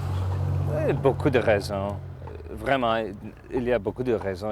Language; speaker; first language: French; non-native, learner; English